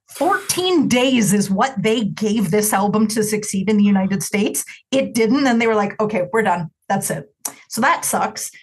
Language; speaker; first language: English; native; English